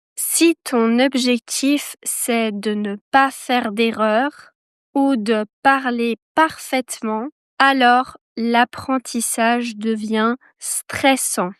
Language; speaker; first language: French; native; French